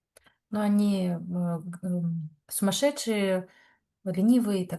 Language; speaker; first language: Russian; native; Russian